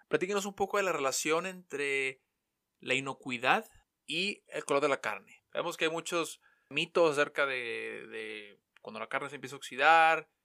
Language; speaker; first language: Spanish; native; Spanish